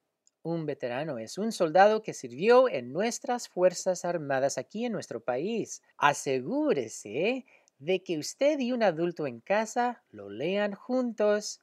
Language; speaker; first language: Spanish; early bilingual, heritage; Spanish